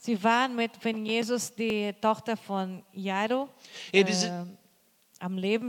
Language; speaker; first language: German; non-native, fluent; Portuguese